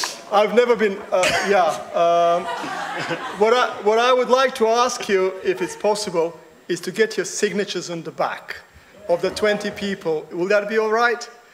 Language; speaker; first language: English; non-native, fluent; Macedonian